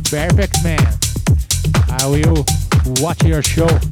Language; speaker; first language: English; non-native, learner; Portuguese